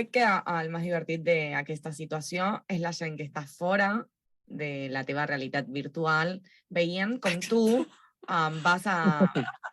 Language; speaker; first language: Catalan; non-native, local second language; Spanish